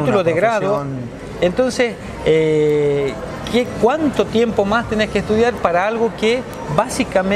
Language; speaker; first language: Spanish; native; Spanish